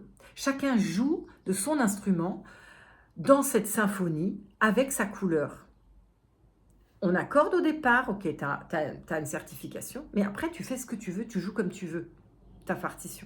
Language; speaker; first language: French; native; French